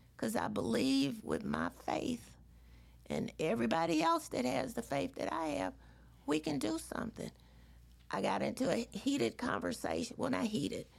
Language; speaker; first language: English; native; English